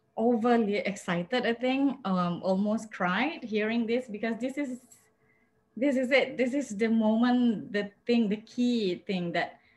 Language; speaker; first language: English; non-native, local second language; Malay